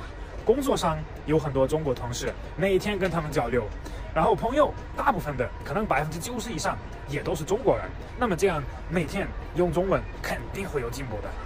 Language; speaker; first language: Chinese; non-native, fluent; German